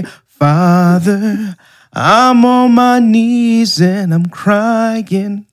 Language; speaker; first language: English; native; English